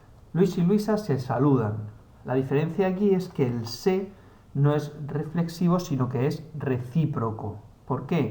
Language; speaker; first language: Spanish; native; Spanish